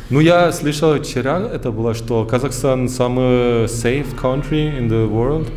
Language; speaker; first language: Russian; early bilingual, heritage; German